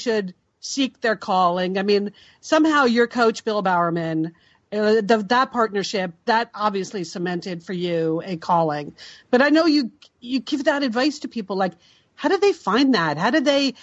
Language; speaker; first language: English; native; English